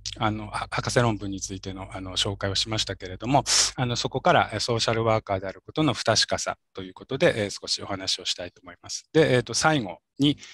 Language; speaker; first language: Japanese; native; Japanese